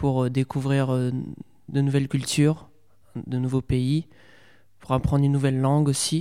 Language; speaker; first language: French; native; French